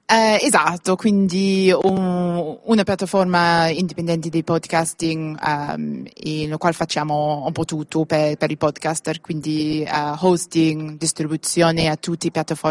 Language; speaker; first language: Italian; non-native, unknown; English